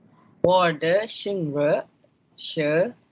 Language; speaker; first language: Chinese; non-native, learner; Malay